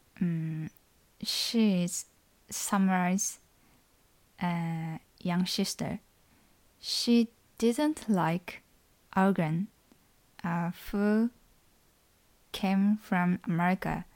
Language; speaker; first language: English; non-native, learner; Japanese